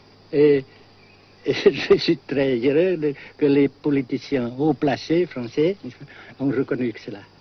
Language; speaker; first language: French; non-native, fluent; Vietnamese